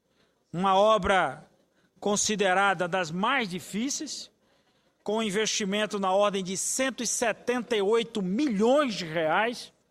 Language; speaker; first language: Portuguese; native; Portuguese